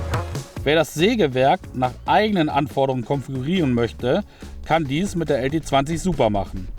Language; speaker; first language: German; native; German